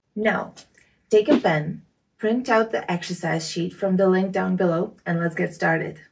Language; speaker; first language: English; non-native, fluent; Czech